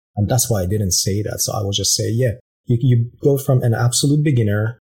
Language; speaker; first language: English; non-native, fluent; Persian